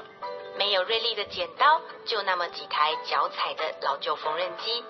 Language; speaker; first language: Chinese; native; Chinese